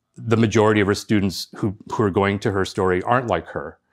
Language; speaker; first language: English; early bilingual, other home language; Spanish